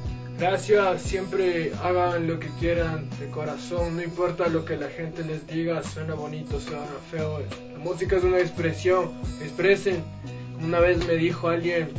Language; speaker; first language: Spanish; native; Spanish